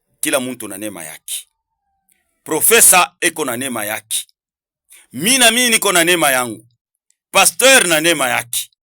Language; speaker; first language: Swahili; native; Swahili